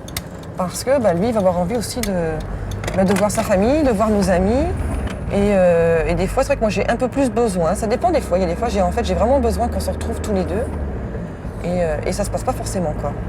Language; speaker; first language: French; native; French